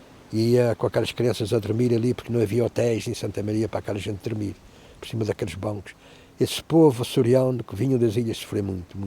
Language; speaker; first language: Portuguese; native; Portuguese